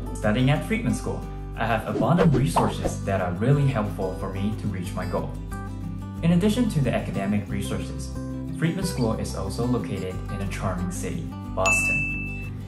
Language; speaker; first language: English; non-native, fluent; Chinese